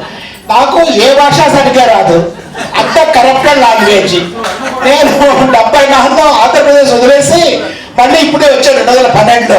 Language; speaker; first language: Telugu; native; Telugu